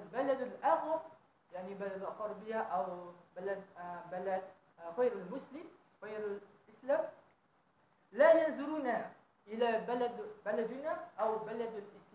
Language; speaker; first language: Arabic; non-native, learner; Malay